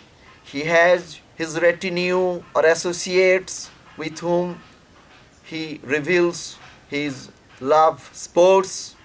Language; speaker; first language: English; non-native, local second language; Bangla